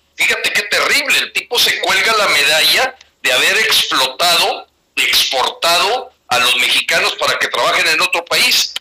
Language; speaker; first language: Spanish; native; Spanish